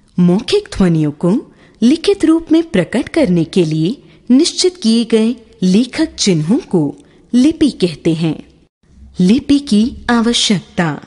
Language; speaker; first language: Hindi; native; Hindi